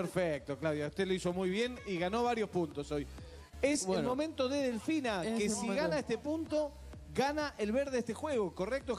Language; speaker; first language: Spanish; native; Spanish